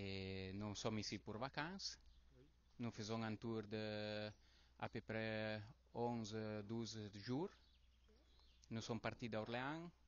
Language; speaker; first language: French; non-native, learner; Italian